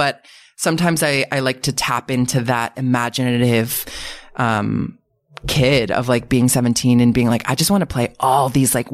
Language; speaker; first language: English; native; English